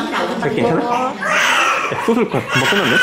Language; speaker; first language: Korean; native; Korean